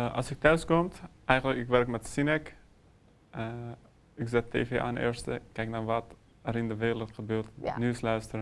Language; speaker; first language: Dutch; non-native, learner; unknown